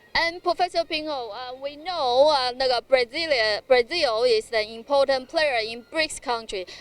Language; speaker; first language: English; non-native, learner; Chinese